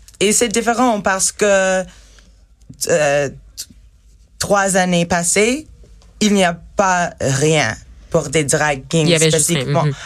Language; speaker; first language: French; non-native, learner; English